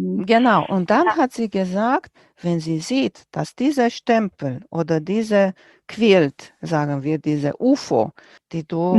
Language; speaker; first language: German; non-native, fluent; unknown